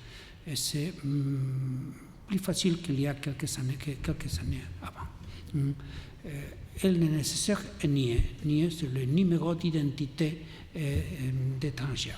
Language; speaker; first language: French; non-native, learner; Catalan